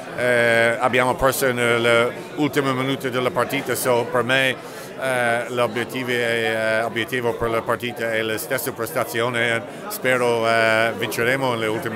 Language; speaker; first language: Italian; non-native, learner; English